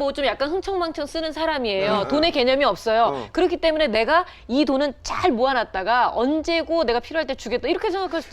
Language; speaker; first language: Korean; native; Korean